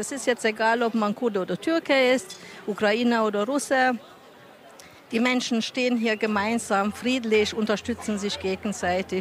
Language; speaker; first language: German; non-native, fluent; Hungarian